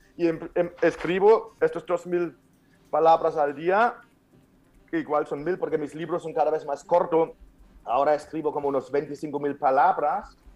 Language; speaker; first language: Spanish; non-native, fluent; German